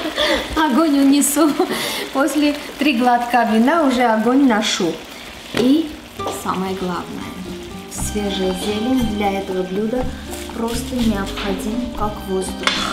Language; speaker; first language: Russian; non-native, fluent; Armenian